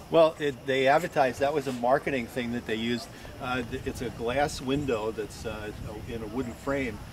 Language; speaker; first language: English; native; English